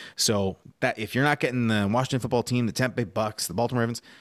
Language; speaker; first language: English; native; English